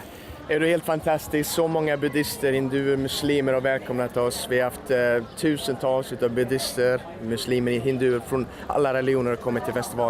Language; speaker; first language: Swedish; native; Swedish